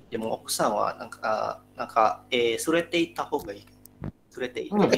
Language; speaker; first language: Japanese; non-native, learner; Indonesian